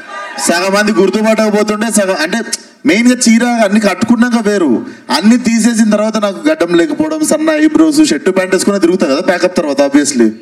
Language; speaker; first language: Telugu; native; Telugu